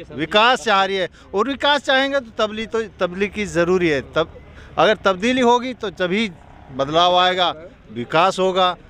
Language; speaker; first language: Hindi; native; Hindi